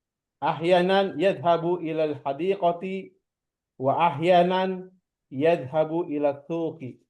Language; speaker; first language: Arabic; non-native, learner; Indonesian